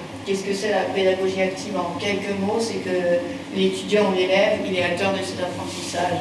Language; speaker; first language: French; native; French